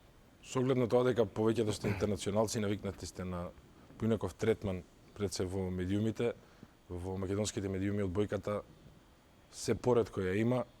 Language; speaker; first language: Macedonian; native; Macedonian